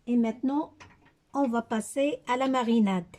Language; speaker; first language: French; non-native, local second language; Arabic